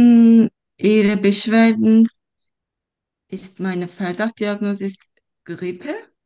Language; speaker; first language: German; non-native, fluent; Turkish